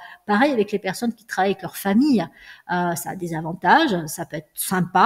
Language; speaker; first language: French; native; French